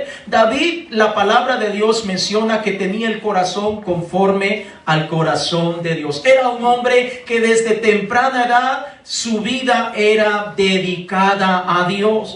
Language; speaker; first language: Spanish; native; Spanish